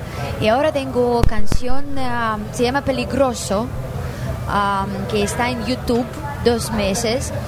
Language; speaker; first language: Spanish; non-native, learner; Ukrainian